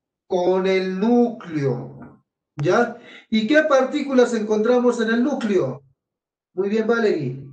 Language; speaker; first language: Spanish; native; Spanish